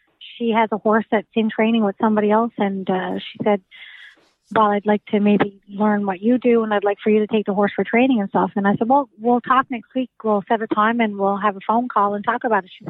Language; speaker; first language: English; native; English